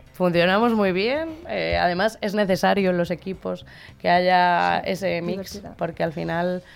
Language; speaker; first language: Spanish; native; Spanish